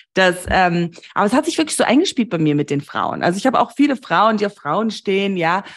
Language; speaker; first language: German; early bilingual, heritage; German